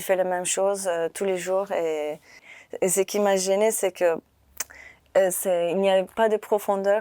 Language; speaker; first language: French; non-native, fluent; Turkish